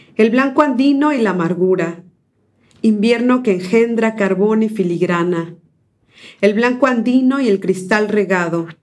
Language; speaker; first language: Spanish; native; Spanish